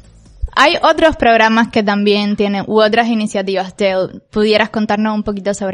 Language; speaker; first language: Spanish; native; Spanish